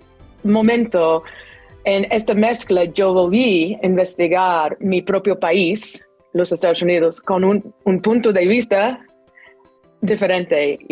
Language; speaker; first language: Spanish; non-native, fluent; English